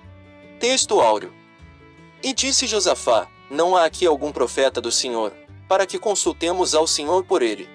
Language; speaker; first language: Portuguese; native; Portuguese